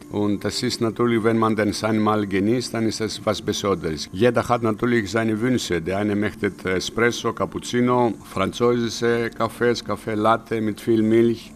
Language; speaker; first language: German; non-native, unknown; Greek